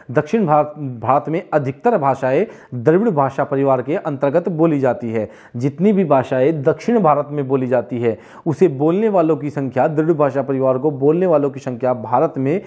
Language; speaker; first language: Hindi; native; Hindi